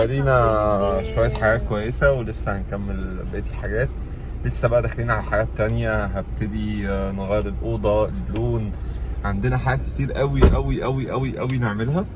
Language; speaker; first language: Arabic; native; Arabic